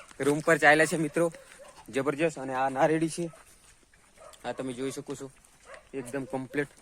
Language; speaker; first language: Gujarati; non-native, local second language; Rathawi